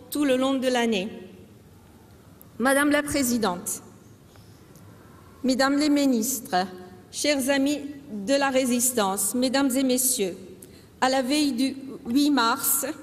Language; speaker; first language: French; non-native, fluent; Persian